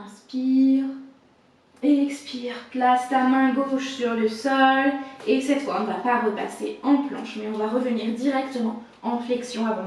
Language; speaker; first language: French; native; French